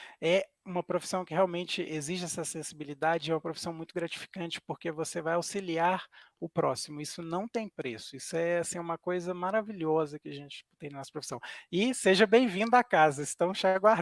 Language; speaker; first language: Portuguese; native; Portuguese